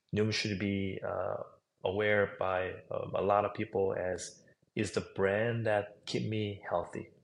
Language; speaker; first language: English; non-native, fluent; Korean